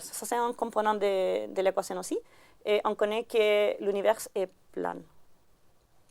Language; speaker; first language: French; non-native, learner; Spanish